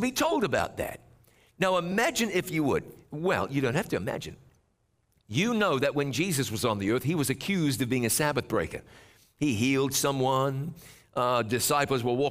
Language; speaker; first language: English; native; English